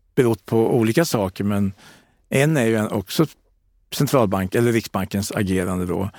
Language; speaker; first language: Swedish; native; Swedish